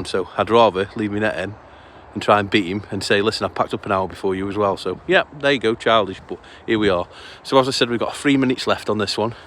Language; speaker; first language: English; native; English